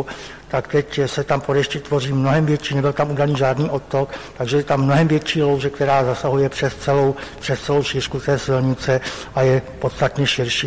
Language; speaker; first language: Czech; native; Czech